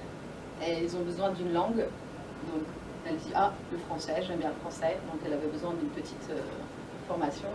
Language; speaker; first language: French; native; French